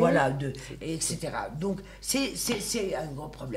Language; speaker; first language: French; non-native, local second language; Arabic